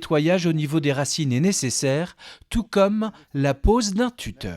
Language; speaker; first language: French; native; French